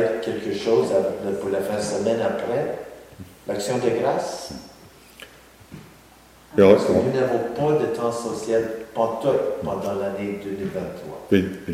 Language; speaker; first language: French; non-native, local second language; English